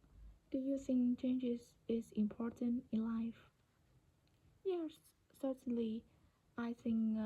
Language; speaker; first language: English; non-native, learner; Vietnamese